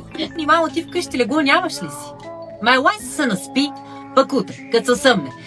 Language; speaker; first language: Bulgarian; native; Bulgarian